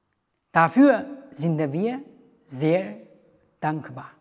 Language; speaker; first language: German; non-native, learner; Chinese